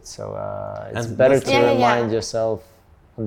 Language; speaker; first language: English; non-native, fluent; Russian